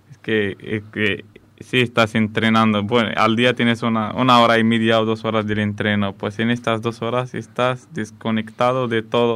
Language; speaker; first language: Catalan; non-native, learner; Arabic